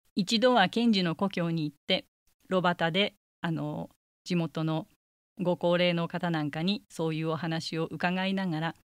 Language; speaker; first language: Japanese; native; Japanese